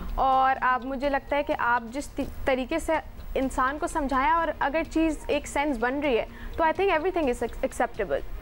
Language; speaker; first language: Urdu; native; Urdu